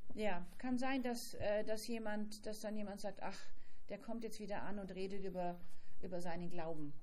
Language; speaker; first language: German; native; German